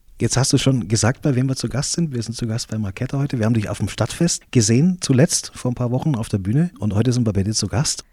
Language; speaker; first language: German; native; German